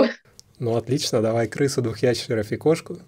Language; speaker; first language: Russian; native; Russian